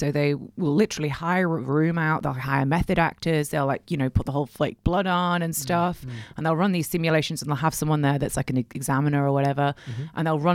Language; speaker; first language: English; native; English